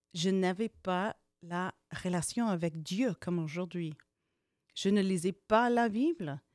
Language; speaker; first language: French; non-native, fluent; English